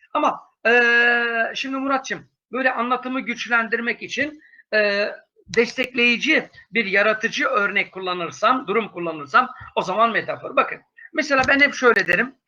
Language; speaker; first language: Turkish; native; Turkish